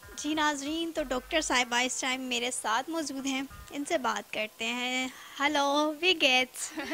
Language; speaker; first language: Urdu; native; Urdu